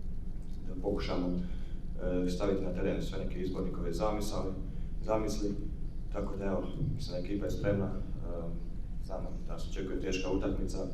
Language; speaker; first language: Croatian; native; Croatian